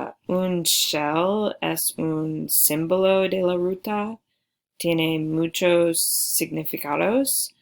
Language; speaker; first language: Spanish; non-native, learner; English